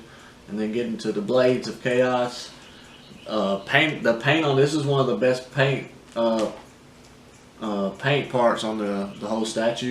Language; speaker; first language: English; native; English